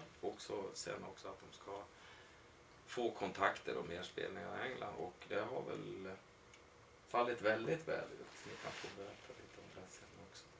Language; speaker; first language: Swedish; native; Swedish